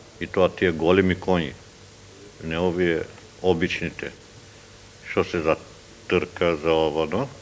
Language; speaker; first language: Macedonian; non-native, local second language; Turkish